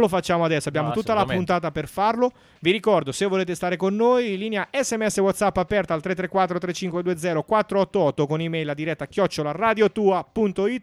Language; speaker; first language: Italian; native; Italian